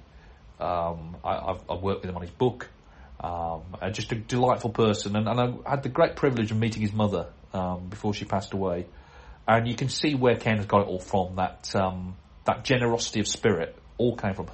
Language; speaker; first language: English; native; English